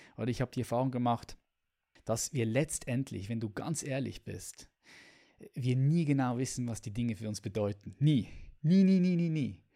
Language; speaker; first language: German; native; German